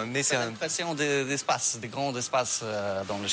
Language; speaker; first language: French; non-native, learner; Polish